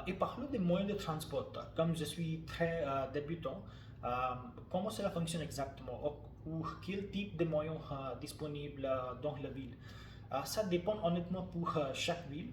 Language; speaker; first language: French; non-native, learner; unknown